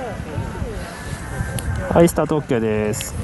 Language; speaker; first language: Japanese; native; Japanese